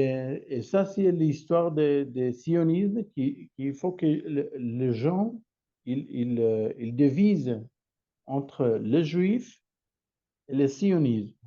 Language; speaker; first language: French; non-native, learner; Hebrew